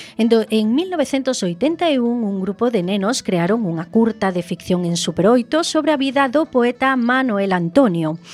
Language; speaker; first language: Galician; native; Galician